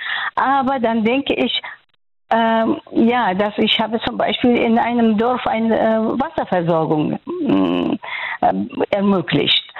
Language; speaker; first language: German; non-native, fluent; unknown